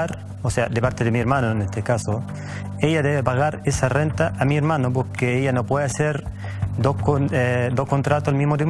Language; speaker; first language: Spanish; native; Spanish